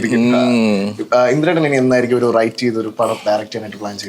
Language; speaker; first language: Malayalam; native; Malayalam